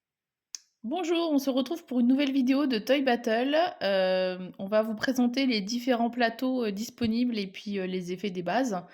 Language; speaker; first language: French; native; French